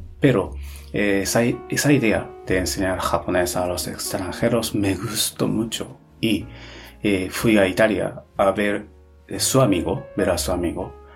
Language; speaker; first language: Spanish; non-native, fluent; Japanese